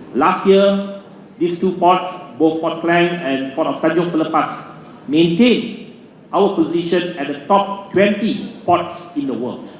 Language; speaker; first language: English; non-native, local second language; Malay